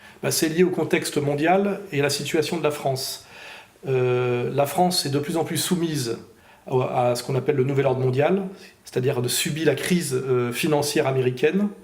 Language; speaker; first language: French; native; French